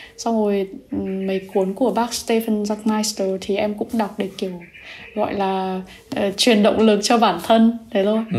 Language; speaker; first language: Vietnamese; native; Vietnamese